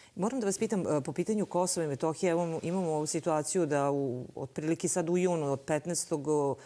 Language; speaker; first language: Bosnian; native; Bosnian